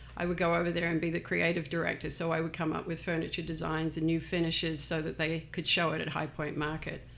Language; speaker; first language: English; native; English